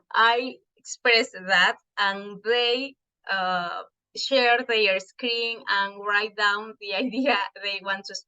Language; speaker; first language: English; non-native, fluent; Spanish